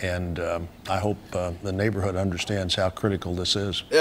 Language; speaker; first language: English; native; English